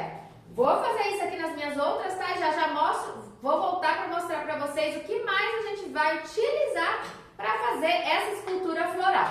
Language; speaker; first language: Portuguese; native; Portuguese